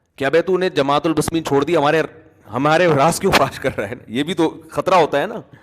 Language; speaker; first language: Urdu; native; Urdu